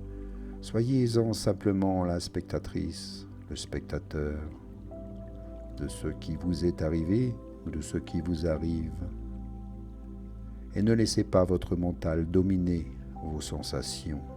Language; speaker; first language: French; native; French